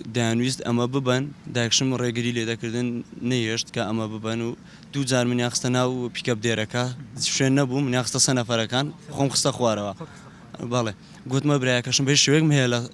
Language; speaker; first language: Central Kurdish; native; Central Kurdish